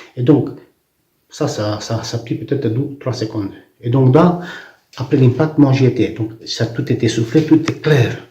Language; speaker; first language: French; non-native, fluent; Romanian